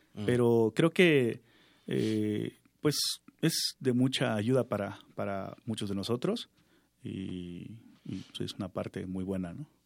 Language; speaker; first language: Spanish; non-native, local second language; Zapotec